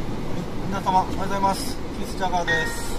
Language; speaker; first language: Japanese; native; Japanese